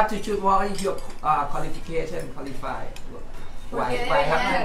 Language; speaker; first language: English; non-native, learner; Thai